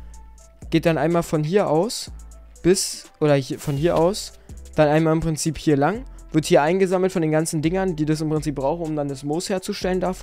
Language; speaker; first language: German; native; German